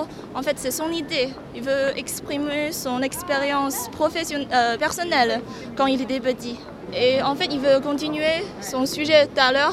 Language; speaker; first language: French; non-native, learner; Chinese